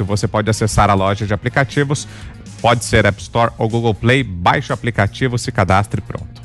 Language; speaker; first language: Portuguese; native; Portuguese